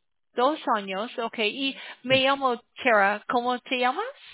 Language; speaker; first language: Spanish; non-native, learner; English